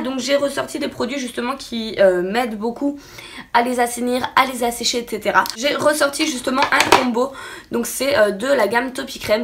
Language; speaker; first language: French; native; French